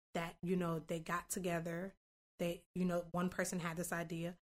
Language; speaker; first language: English; native; English